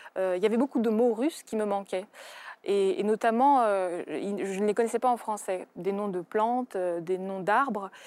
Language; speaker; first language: French; early bilingual, other home language; Russian